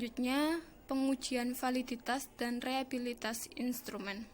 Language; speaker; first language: Indonesian; native; Indonesian